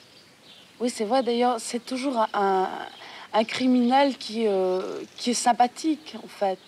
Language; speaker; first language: French; native; French